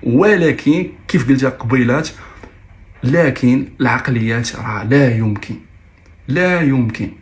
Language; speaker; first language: Arabic; native; Arabic